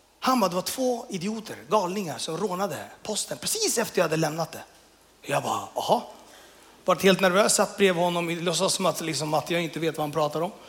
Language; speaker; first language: Swedish; early bilingual, other home language; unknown